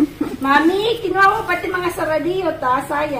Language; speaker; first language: Filipino; native; Filipino